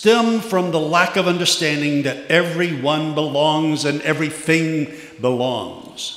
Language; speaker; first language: English; native; English